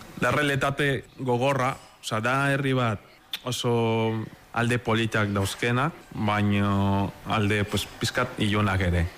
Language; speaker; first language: Basque; non-native, fluent; Spanish